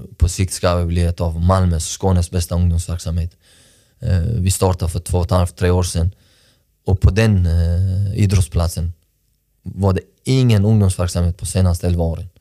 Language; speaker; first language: Swedish; early bilingual, other home language; Persian